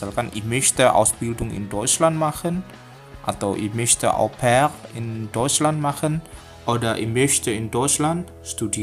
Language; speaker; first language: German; non-native, fluent; Indonesian